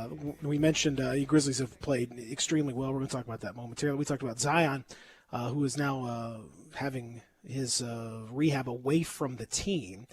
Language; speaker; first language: English; native; English